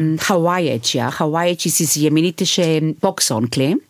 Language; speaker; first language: German; early bilingual, other home language; Hebrew